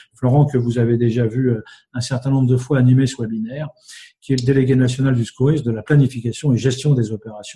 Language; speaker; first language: French; native; French